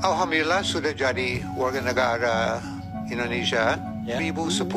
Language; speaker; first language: Indonesian; non-native, fluent; English